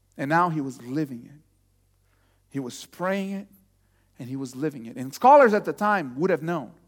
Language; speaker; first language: English; non-native, fluent; Portuguese